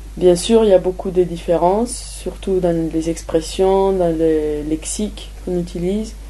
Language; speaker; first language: French; non-native, fluent; Spanish